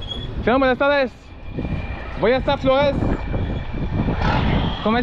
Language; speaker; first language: Spanish; non-native, learner; French